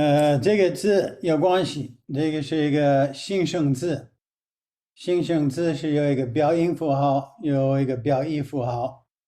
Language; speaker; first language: Chinese; non-native, fluent; English